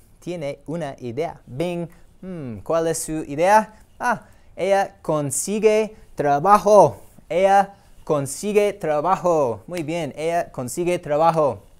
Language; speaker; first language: Spanish; non-native, fluent; English